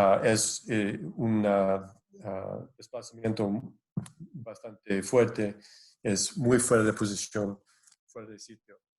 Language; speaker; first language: Spanish; non-native, fluent; English